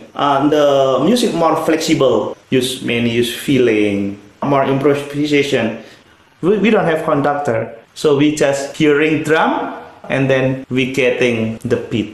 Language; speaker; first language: English; non-native, learner; Indonesian